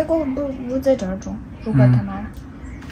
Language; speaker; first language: Chinese; non-native, learner; Ukrainian